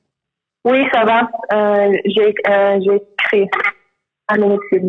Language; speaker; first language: French; non-native, learner; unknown